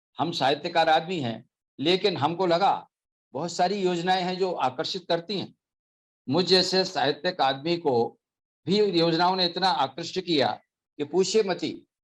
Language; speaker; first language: Hindi; native; Hindi